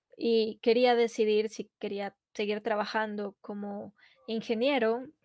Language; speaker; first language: Spanish; non-native, fluent; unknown